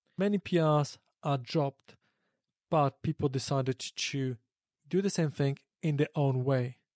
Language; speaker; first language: English; non-native, fluent; Polish